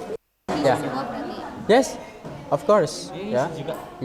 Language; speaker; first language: English; non-native, learner; Indonesian